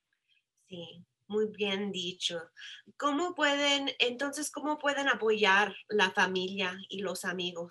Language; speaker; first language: Spanish; early bilingual, heritage; Spanish